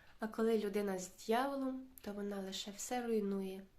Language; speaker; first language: Ukrainian; native; Ukrainian